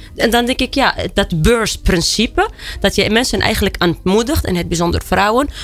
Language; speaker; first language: Dutch; non-native, fluent; Arabic